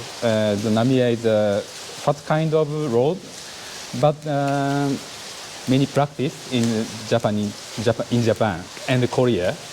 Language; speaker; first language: English; non-native, learner; Japanese